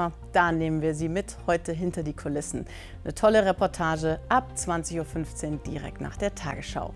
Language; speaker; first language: German; native; German